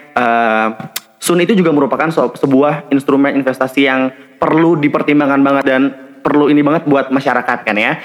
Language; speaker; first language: Indonesian; native; Indonesian